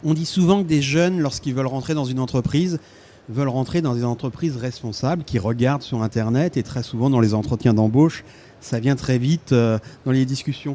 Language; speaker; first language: French; native; French